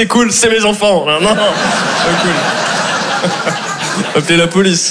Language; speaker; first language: French; native; French